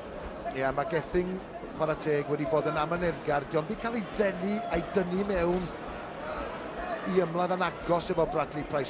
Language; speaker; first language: Welsh; native; Welsh